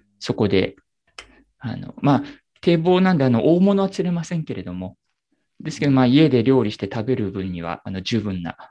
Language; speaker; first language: Japanese; native; Japanese